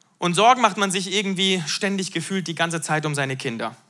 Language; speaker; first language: German; native; German